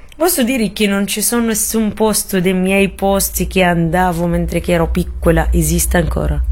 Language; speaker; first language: Italian; non-native, fluent; Arabic